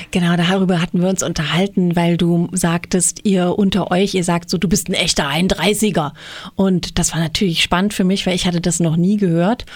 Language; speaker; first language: German; native; German